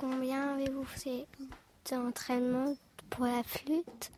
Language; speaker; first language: French; native; French